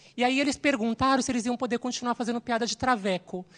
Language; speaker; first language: Portuguese; native; Portuguese